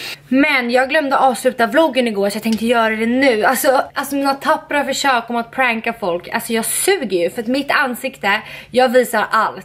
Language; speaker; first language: Swedish; native; Swedish